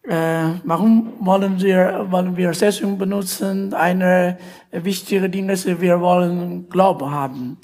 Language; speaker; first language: German; non-native, learner; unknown